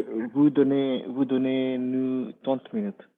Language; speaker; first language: French; non-native, learner; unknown